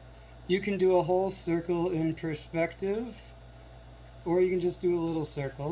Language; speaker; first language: English; native; English